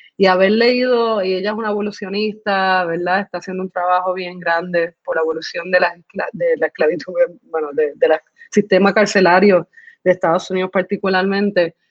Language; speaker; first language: Spanish; early bilingual, other home language; English